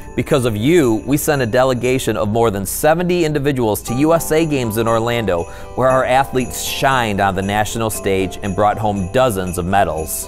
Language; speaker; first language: English; native; English